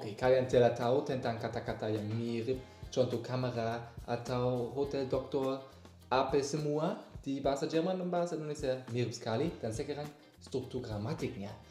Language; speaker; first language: Indonesian; non-native, learner; German